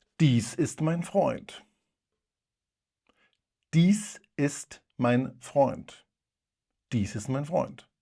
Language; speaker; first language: German; non-native, fluent; Polish